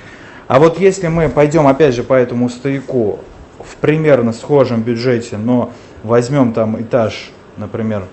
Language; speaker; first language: Russian; native; Russian